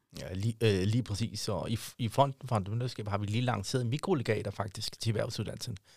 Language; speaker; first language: Danish; early bilingual, other home language; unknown